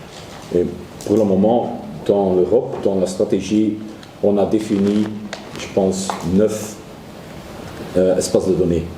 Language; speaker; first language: French; non-native, learner; Dutch